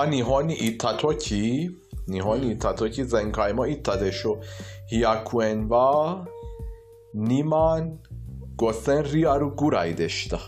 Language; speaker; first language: Japanese; non-native, fluent; Persian